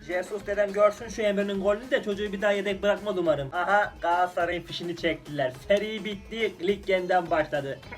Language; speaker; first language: Turkish; native; Turkish